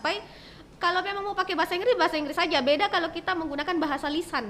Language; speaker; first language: Indonesian; native; Indonesian